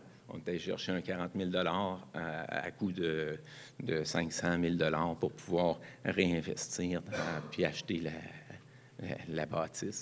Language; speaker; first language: French; native; French